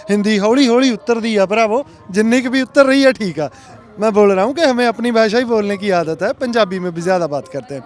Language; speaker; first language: Hindi; non-native, local second language; Punjabi